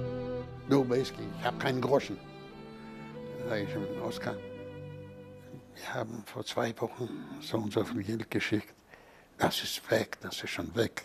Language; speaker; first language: German; non-native, fluent; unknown